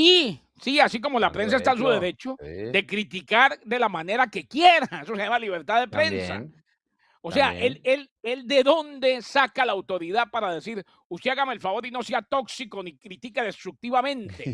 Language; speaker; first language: Spanish; native; Spanish